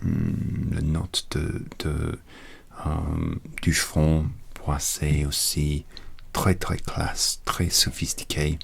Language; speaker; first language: French; non-native, learner; English